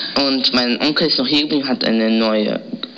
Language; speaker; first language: German; early bilingual, other home language; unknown